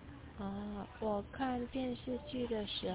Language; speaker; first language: Chinese; non-native, learner; Korean